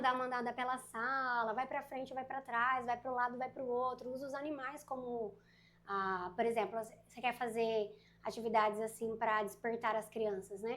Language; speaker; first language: Portuguese; native; Portuguese